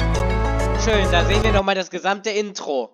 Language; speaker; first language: German; native; German